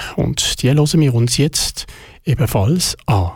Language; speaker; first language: German; native; German